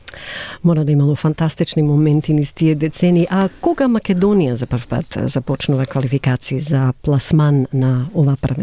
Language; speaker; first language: Macedonian; early bilingual, heritage; Macedonian